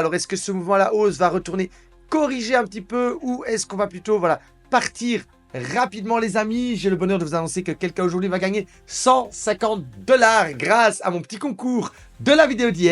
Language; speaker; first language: French; native; French